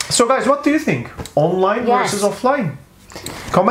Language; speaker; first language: English; non-native, fluent; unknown